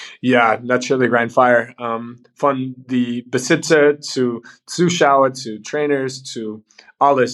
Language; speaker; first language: German; non-native, learner; English